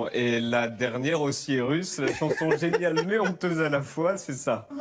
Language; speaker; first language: French; native; French